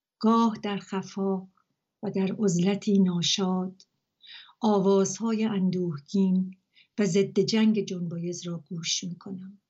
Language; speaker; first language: Persian; native; Persian